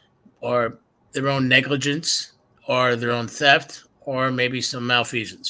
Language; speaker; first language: English; native; English